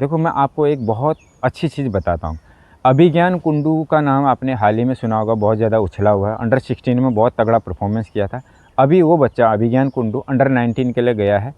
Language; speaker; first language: Hindi; native; Hindi